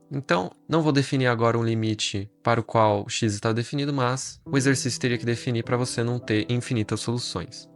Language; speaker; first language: Portuguese; native; Portuguese